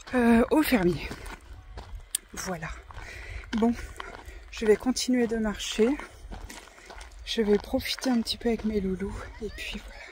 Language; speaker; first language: French; native; French